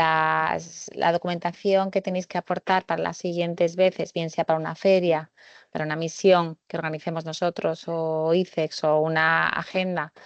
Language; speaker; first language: Spanish; native; Spanish